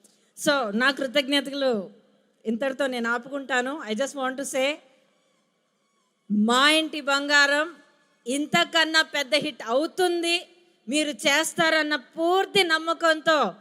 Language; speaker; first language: Telugu; native; Telugu